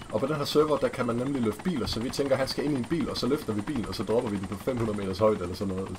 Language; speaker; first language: Danish; native; Danish